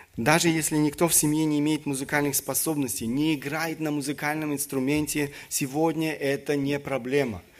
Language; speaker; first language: Russian; early bilingual, other home language; German